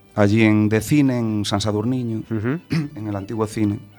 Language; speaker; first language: Spanish; native; Spanish